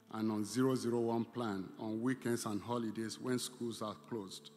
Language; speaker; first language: English; non-native, local second language; Igbo